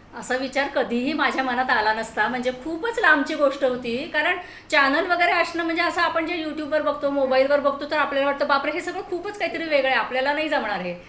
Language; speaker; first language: Marathi; native; Marathi